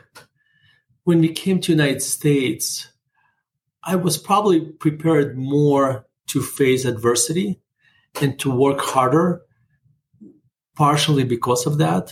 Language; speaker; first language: English; non-native, fluent; Russian